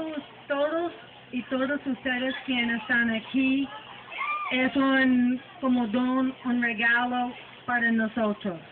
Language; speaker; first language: Spanish; non-native, learner; English